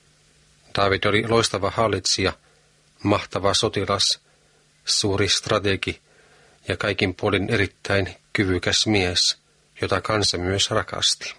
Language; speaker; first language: Finnish; native; Finnish